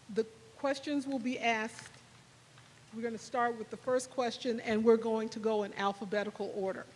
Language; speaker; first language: English; native; English